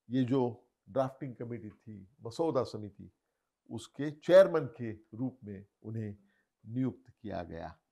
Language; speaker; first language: Hindi; non-native, local second language; Marathi